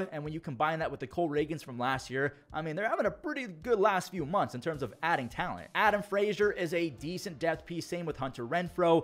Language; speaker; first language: English; native; English